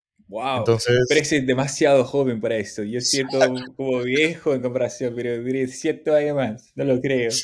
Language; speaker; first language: Spanish; non-native, fluent; English